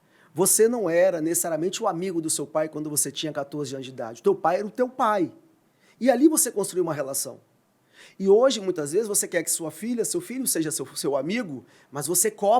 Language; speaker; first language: Portuguese; native; Portuguese